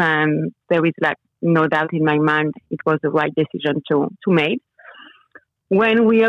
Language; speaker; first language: English; non-native, fluent; French